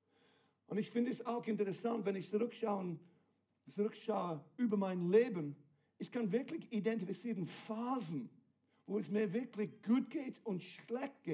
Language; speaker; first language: German; non-native, fluent; English